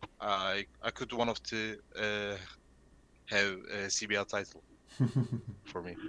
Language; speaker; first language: English; non-native, learner; Turkish